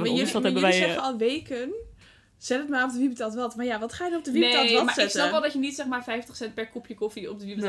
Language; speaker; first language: Dutch; native; Dutch